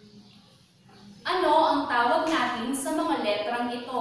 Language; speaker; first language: Filipino; native; Filipino